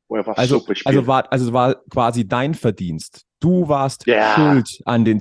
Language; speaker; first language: German; native; German